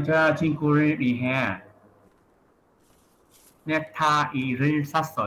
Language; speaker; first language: Korean; non-native, learner; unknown